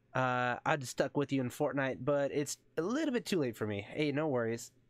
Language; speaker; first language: English; native; English